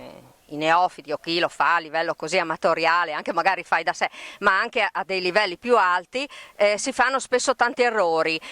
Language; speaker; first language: Italian; native; Italian